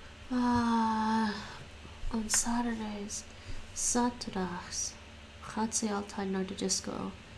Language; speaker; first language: Dutch; non-native, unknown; English